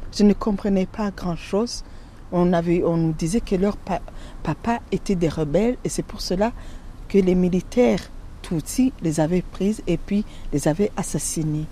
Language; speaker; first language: French; non-native, local second language; Rundi